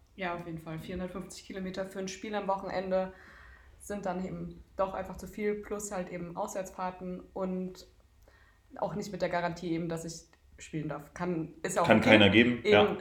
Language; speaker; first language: German; native; German